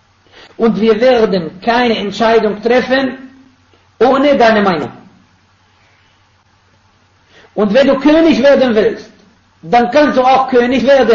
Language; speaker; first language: German; non-native, fluent; Arabic